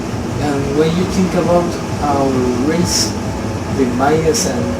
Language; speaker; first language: English; non-native, learner; Spanish